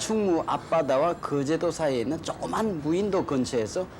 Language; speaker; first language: Korean; native; Korean